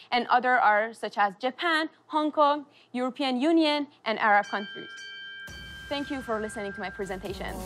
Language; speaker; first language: English; non-native, fluent; Persian